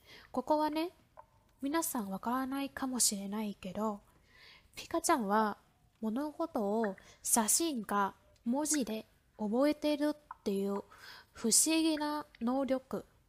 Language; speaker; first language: Japanese; non-native, fluent; Vietnamese